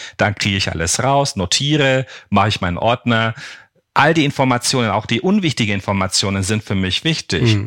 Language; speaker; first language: German; non-native, fluent; Turkish